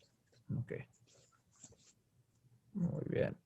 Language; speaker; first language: Spanish; native; Spanish